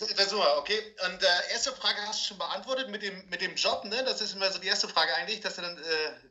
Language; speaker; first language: German; native; German